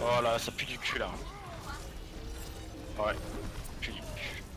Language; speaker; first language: French; native; French